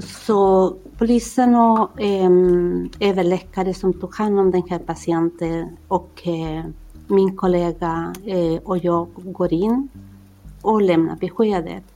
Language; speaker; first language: Swedish; non-native, fluent; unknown